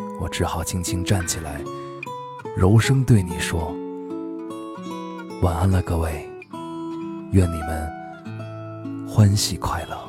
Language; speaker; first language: Chinese; native; Chinese